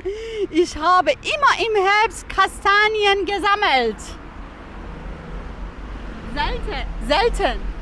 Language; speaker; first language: German; non-native, fluent; Persian